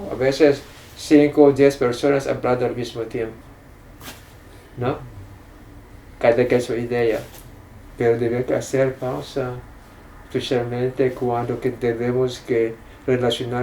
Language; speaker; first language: Spanish; non-native, fluent; English